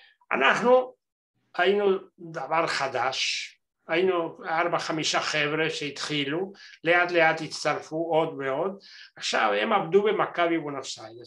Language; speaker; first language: Hebrew; non-native, fluent; Spanish